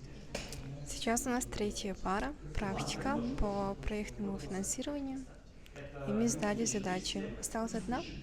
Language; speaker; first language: Russian; non-native, learner; Mongolian